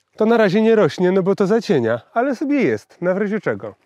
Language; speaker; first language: Polish; native; Polish